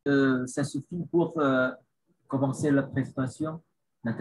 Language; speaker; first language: French; native; French